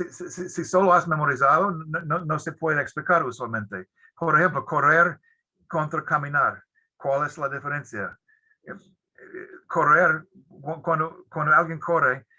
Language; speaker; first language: Spanish; non-native, fluent; English